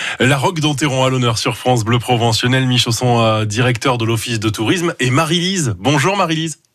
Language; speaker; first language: French; native; French